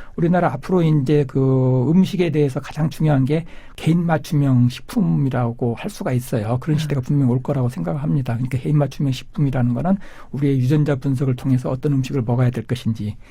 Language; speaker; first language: Korean; native; Korean